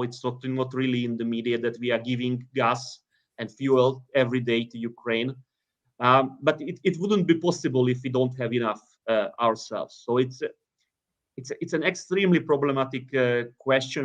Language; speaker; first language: English; non-native, fluent; Hungarian